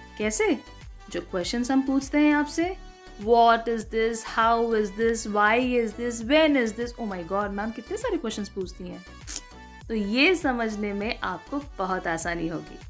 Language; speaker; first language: Hindi; native; Hindi